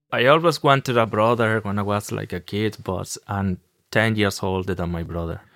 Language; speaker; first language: English; non-native, fluent; Spanish